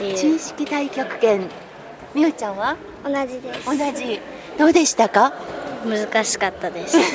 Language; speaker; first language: Japanese; non-native, fluent; Chinese